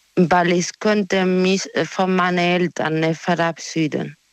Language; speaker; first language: German; non-native, fluent; Spanish